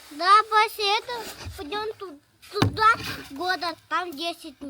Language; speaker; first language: Russian; non-native, local second language; Yakut